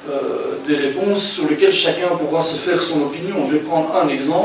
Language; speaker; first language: French; native; French